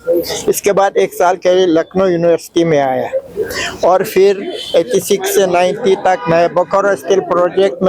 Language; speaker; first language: Hindi; non-native, fluent; Uzbek